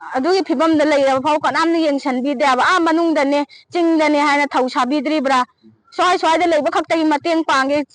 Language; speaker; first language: Manipuri; native; Manipuri